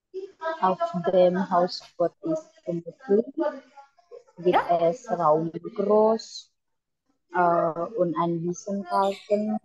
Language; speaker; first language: German; non-native, learner; Indonesian